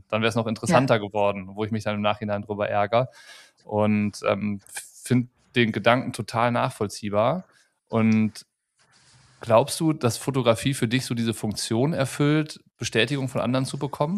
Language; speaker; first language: German; native; German